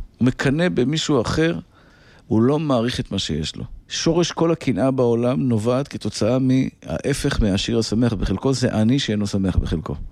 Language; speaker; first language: Hebrew; native; Hebrew